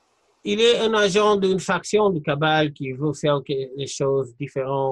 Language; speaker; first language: French; non-native, fluent; English